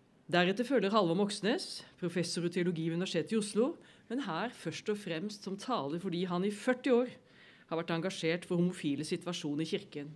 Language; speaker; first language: Norwegian; native; Norwegian